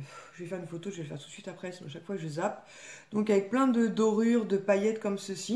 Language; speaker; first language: French; native; French